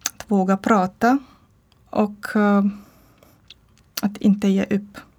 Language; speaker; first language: Swedish; non-native, learner; Croatian